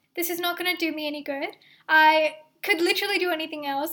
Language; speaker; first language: English; early bilingual, other home language; Hindi